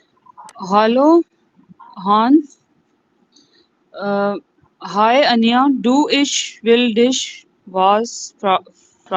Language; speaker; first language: German; non-native, learner; Urdu